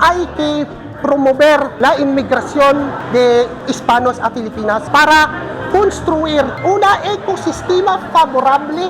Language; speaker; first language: Spanish; non-native, fluent; Filipino